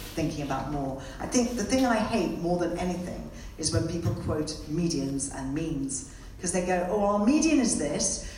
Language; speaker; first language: English; native; English